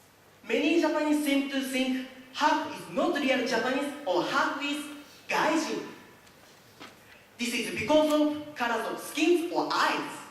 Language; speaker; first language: English; non-native, learner; Japanese